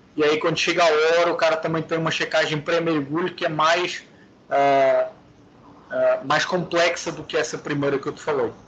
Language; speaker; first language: Portuguese; native; Portuguese